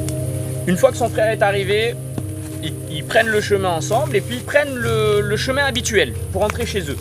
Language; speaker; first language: French; native; French